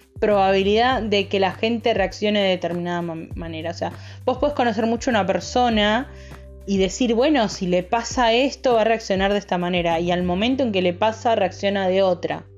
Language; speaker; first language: Spanish; native; Spanish